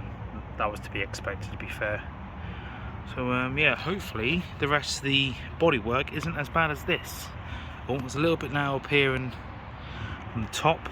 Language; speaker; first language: English; native; English